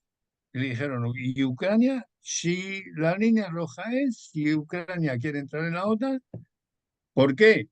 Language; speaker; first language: Spanish; native; Spanish